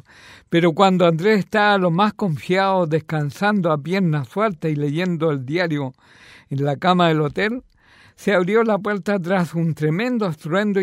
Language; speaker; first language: Spanish; native; Spanish